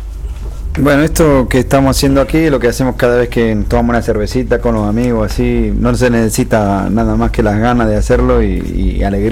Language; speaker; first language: Spanish; native; Spanish